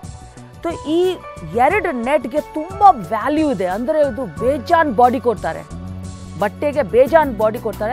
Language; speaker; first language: Kannada; non-native, local second language; Hindi